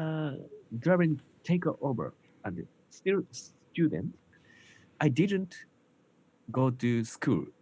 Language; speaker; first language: English; non-native, learner; Japanese